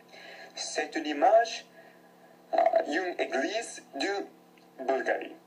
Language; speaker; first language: French; non-native, learner; Japanese